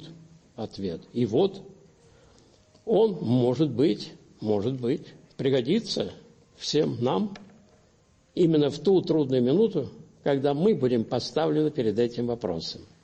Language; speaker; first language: Russian; native; Russian